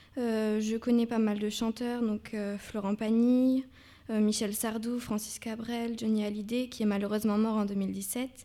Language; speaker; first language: French; native; French